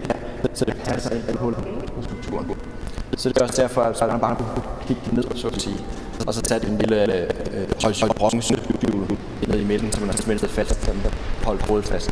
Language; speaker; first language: Danish; native; Danish